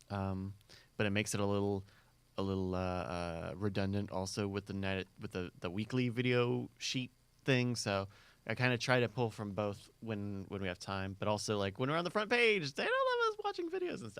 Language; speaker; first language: English; native; English